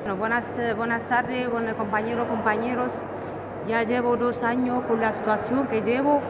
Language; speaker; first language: Spanish; non-native, learner; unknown